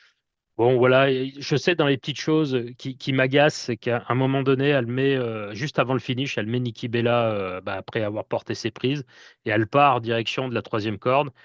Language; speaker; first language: French; native; French